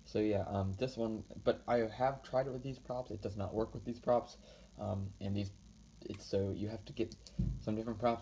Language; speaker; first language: English; native; English